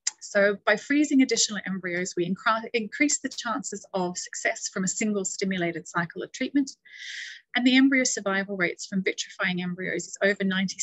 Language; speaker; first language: English; native; English